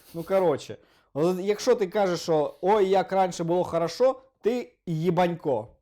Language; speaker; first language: Ukrainian; non-native, local second language; Russian